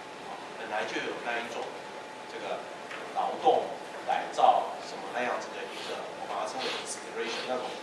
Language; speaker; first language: Chinese; native; Chinese